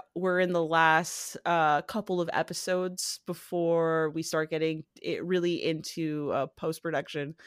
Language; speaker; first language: English; native; English